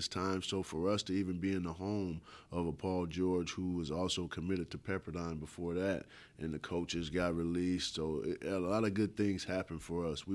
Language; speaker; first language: English; native; English